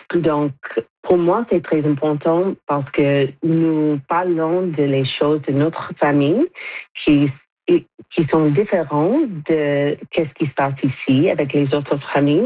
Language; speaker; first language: French; non-native, fluent; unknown